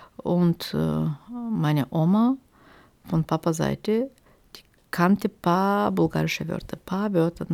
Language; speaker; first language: German; non-native, fluent; Turkish